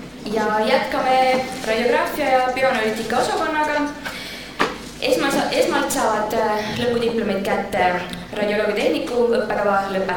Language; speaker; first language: Estonian; native; Estonian